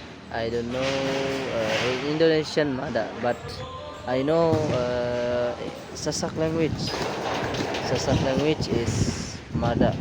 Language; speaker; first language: English; non-native, learner; Indonesian